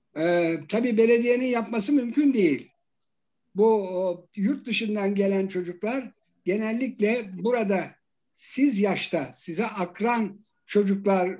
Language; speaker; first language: Turkish; native; Turkish